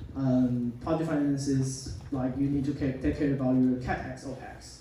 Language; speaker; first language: English; non-native, fluent; Chinese